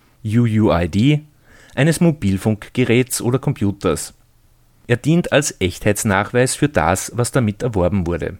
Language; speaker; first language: German; native; German